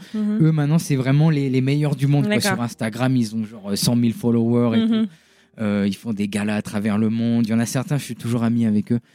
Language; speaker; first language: French; native; French